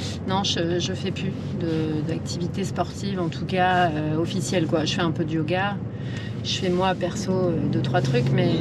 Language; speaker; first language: French; native; French